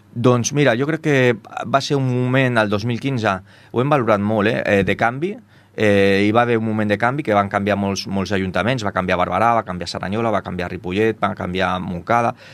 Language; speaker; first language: Catalan; non-native, local second language; Spanish